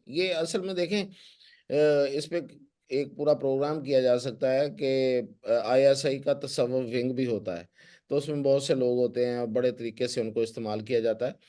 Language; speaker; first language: Urdu; non-native, local second language; Punjabi